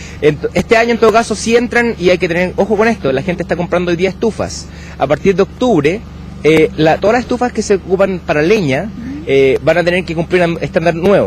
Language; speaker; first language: Spanish; native; Spanish